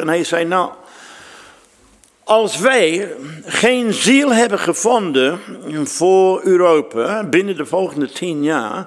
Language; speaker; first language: Dutch; non-native, fluent; English